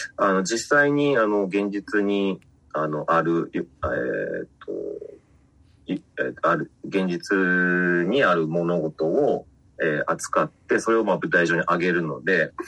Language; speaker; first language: Japanese; native; Japanese